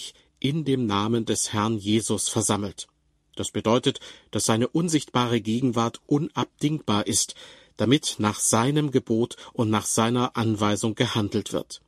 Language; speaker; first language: German; native; German